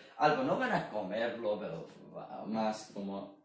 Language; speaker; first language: Spanish; non-native, learner; Chinese